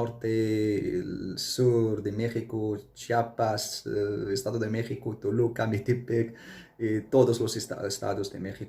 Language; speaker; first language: Spanish; non-native, fluent; Arabic